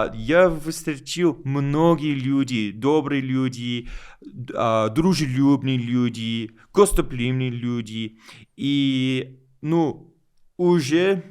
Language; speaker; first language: Russian; non-native, learner; English